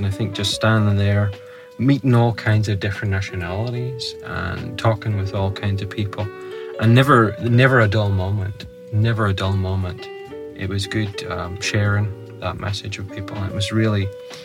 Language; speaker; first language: English; native; English